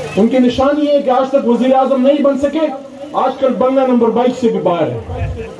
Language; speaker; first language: Urdu; non-native, local second language; Pashto